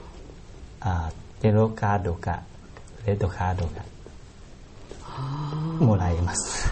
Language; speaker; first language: Japanese; non-native, learner; Thai